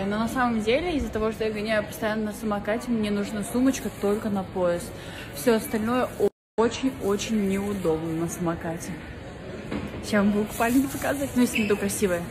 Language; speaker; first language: Russian; native; Russian